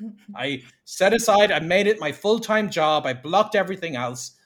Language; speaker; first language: English; native; English